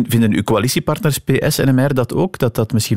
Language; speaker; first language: Dutch; native; Dutch